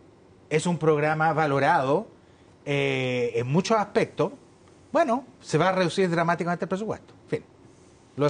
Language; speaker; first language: Spanish; native; Spanish